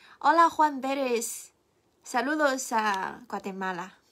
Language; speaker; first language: Spanish; non-native, fluent; Chinese